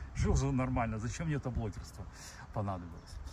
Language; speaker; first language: Russian; non-native, local second language; Belarusian